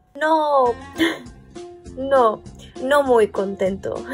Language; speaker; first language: Spanish; non-native, learner; Greek